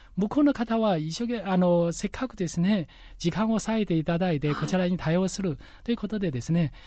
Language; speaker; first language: Japanese; non-native, fluent; Chinese